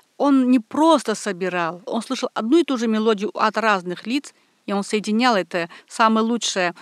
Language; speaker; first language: Russian; non-native, local second language; Armenian